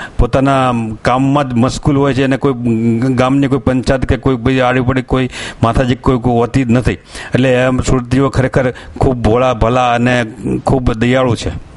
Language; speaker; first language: Gujarati; native; Gujarati